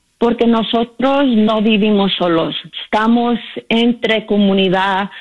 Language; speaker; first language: Spanish; early bilingual, heritage; Spanish